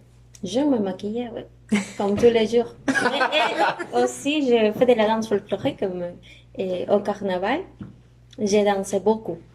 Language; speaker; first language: French; non-native, learner; Spanish